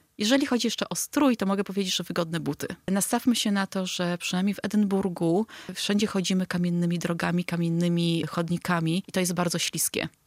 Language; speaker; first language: Polish; native; Polish